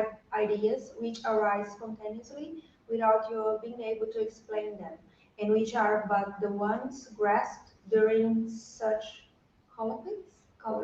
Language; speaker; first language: English; non-native, fluent; Portuguese